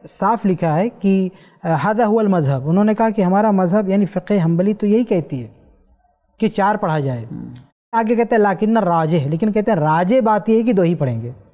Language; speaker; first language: Urdu; native; Urdu